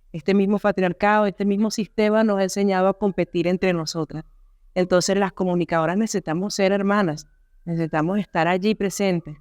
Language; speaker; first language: Spanish; native; Spanish